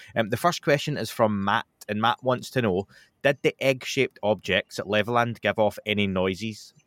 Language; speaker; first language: English; native; English